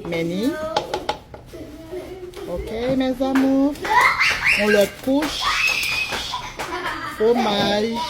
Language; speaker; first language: French; non-native, local second language; Haitian Creole